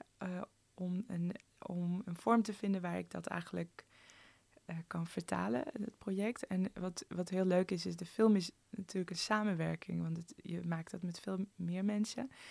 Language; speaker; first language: Dutch; early bilingual, other home language; Persian